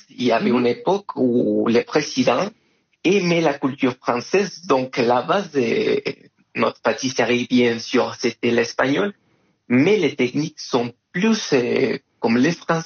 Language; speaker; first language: French; non-native, fluent; Spanish